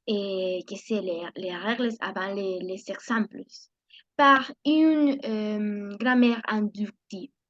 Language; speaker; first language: French; non-native, learner; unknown